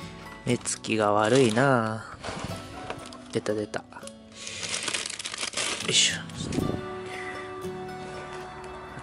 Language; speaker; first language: Japanese; native; Japanese